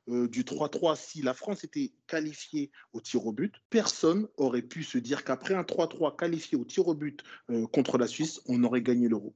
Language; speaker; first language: French; native; French